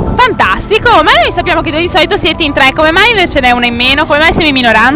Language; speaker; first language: Italian; native; Italian